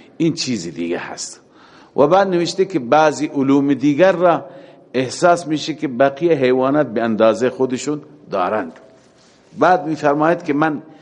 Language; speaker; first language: Persian; native; Persian